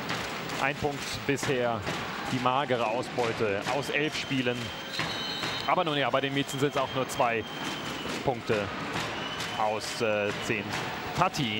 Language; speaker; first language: German; native; German